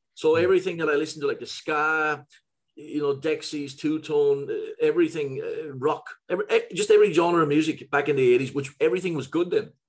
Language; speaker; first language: English; native; English